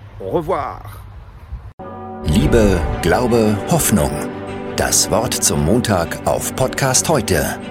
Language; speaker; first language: German; non-native, fluent; French